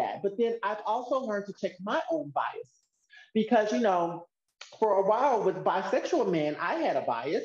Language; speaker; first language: English; native; English